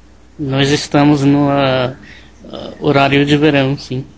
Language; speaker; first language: Portuguese; non-native, learner; English